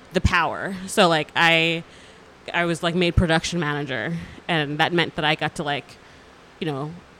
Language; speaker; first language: English; native; English